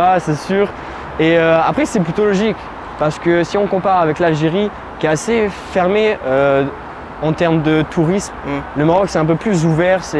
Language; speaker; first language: French; early bilingual, other home language; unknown